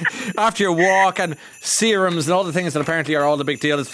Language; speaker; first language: English; native; English